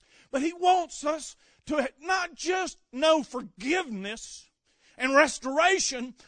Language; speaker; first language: English; native; English